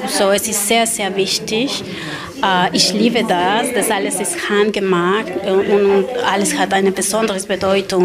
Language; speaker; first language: German; non-native, learner; Spanish